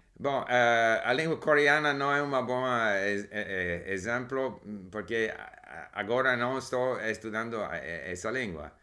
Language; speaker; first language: Portuguese; non-native, learner; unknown